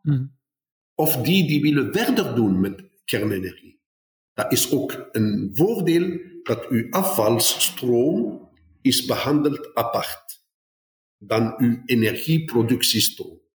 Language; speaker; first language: Dutch; non-native, fluent; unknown